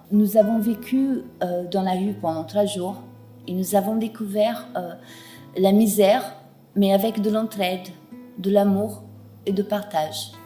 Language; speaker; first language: French; non-native, fluent; Portuguese